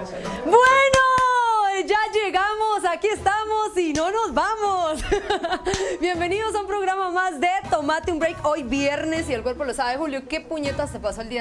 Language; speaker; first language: Spanish; native; Spanish